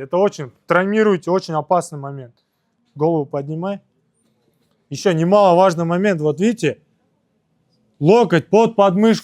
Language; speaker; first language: Russian; non-native, local second language; Kyrgyz